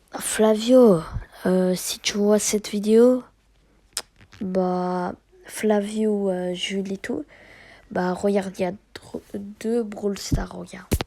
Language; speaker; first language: French; early bilingual, other home language; Turkish